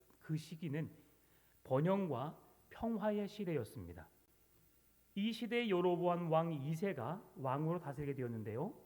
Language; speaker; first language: Korean; native; Korean